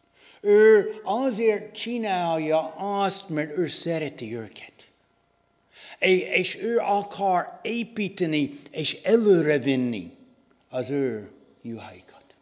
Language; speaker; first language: Hungarian; non-native, learner; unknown